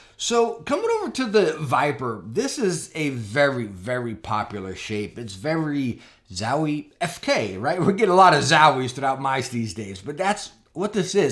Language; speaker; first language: English; native; English